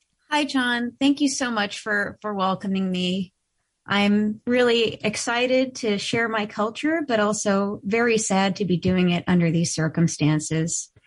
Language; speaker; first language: English; early bilingual, other home language; Ukrainian